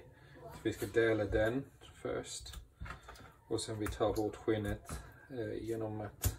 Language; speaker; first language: Swedish; non-native, fluent; English